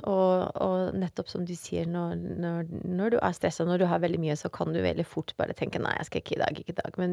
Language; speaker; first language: Norwegian; non-native, fluent; English